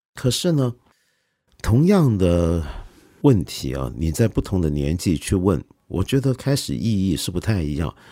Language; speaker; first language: Chinese; non-native, local second language; Cantonese